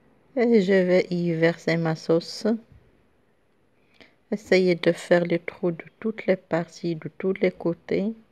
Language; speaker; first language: French; non-native, local second language; Arabic